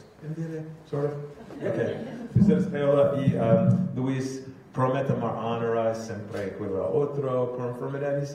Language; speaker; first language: Spanish; non-native, learner; English